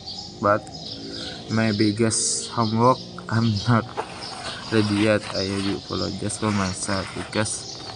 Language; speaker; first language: English; non-native, learner; Indonesian